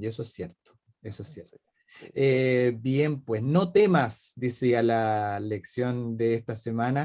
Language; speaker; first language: Spanish; native; Spanish